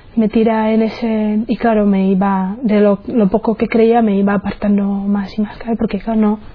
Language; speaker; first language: Spanish; non-native, fluent; Czech